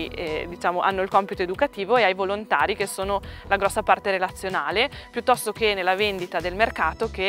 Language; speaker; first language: Italian; native; Italian